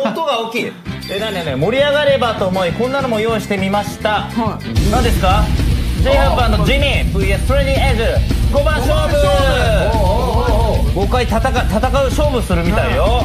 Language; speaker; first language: Japanese; native; Japanese